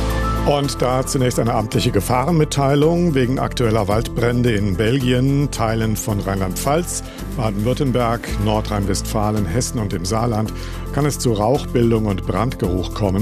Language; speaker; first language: German; native; German